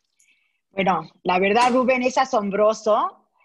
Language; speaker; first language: Spanish; native; Spanish